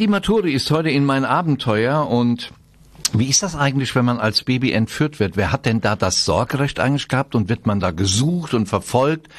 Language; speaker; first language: German; native; German